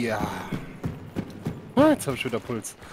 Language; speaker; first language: German; native; German